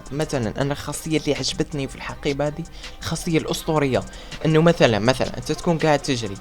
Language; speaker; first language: Arabic; native; Arabic